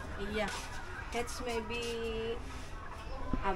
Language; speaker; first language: English; non-native, learner; Indonesian